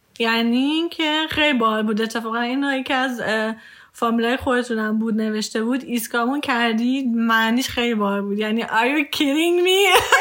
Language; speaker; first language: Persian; early bilingual, heritage; Persian